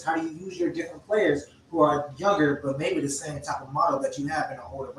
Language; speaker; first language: English; native; English